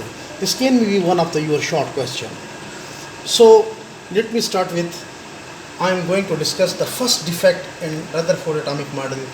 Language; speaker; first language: English; non-native, local second language; Pashto